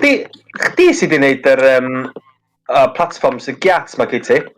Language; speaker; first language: Welsh; native; Welsh